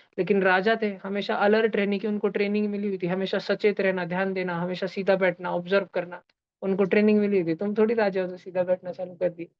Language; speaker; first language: Hindi; non-native, local second language; Marathi